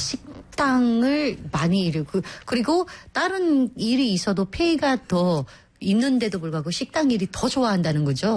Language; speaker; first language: Korean; non-native, fluent; Filipino